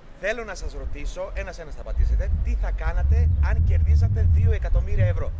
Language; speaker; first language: Greek; native; Greek